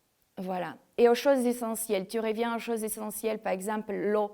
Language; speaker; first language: French; non-native, fluent; Ukrainian